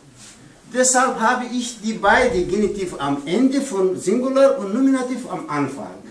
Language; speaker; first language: German; non-native, learner; Pashto